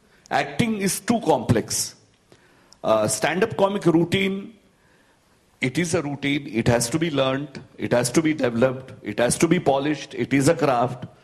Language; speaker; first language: English; non-native, local second language; Gujarati